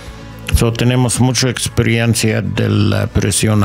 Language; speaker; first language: Spanish; non-native, learner; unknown